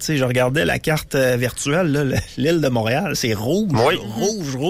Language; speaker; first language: French; native; French